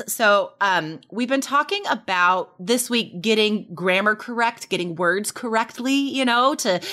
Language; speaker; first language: English; native; English